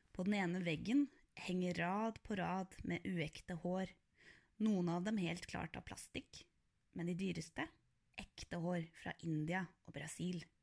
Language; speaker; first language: Norwegian; early bilingual, other home language; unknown